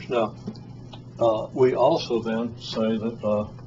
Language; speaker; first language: English; native; English